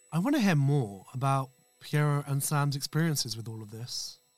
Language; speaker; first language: English; non-native, local second language; Urdu